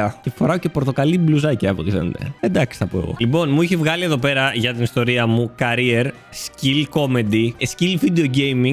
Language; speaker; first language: Greek; native; Greek